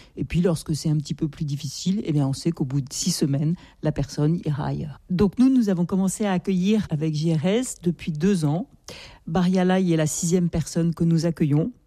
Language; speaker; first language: French; native; French